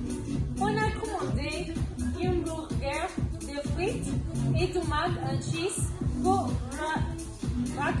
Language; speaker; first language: French; non-native, learner; Spanish